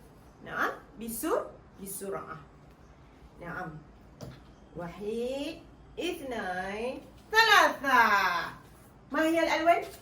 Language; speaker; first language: Arabic; non-native, learner; Malay